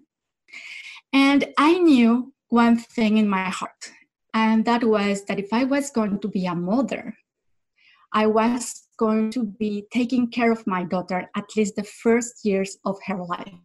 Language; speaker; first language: English; non-native, fluent; Spanish